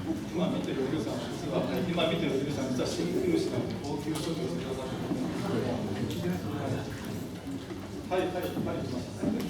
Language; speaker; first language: Japanese; native; Japanese